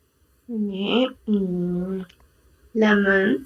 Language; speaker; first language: French; non-native, learner; Spanish